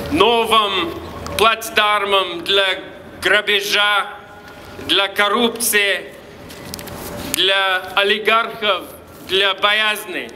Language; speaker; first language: Russian; non-native, fluent; English